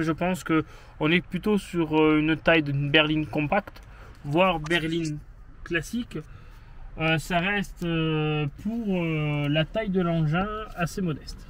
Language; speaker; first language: French; native; French